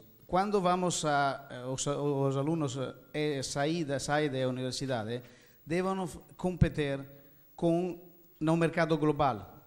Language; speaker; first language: Portuguese; non-native, learner; Italian